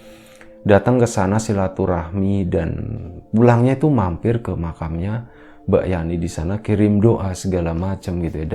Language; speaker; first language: Indonesian; native; Indonesian